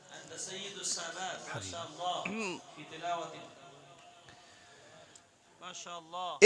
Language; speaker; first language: Arabic; non-native, learner; Urdu